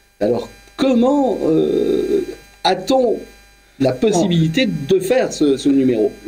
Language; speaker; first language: French; native; French